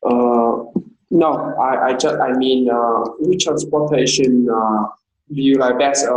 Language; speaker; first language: English; non-native, fluent; Vietnamese